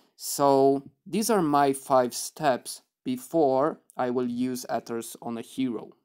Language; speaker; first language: English; non-native, fluent; Polish